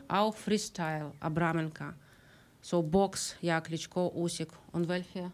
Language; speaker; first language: German; non-native, learner; Ukrainian